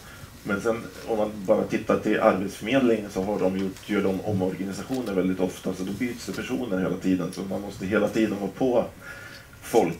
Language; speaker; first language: Swedish; native; Swedish